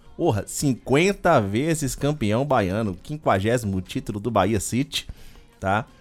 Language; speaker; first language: Portuguese; native; Portuguese